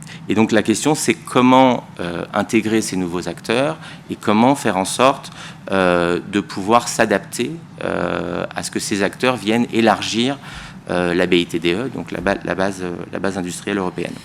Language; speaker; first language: French; native; French